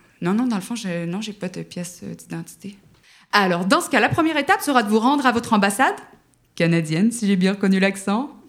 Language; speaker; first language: French; native; French